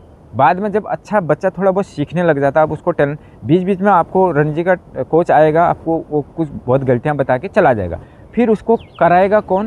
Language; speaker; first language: Hindi; native; Hindi